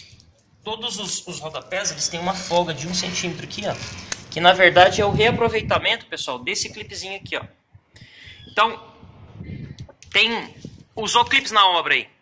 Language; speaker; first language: Portuguese; native; Portuguese